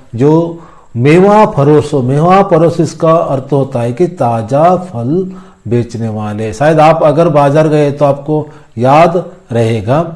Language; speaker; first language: Hindi; non-native, local second language; Kannada